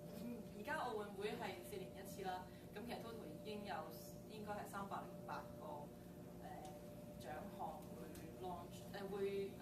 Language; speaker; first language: Cantonese; early bilingual, other home language; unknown